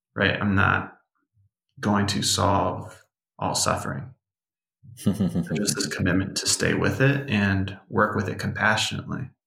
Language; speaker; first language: English; early bilingual, other home language; Portuguese